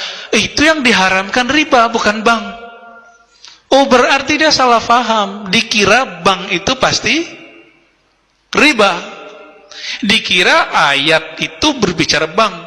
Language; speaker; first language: Indonesian; native; Indonesian